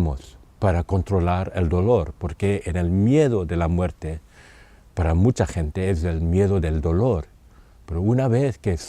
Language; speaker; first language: Spanish; non-native, fluent; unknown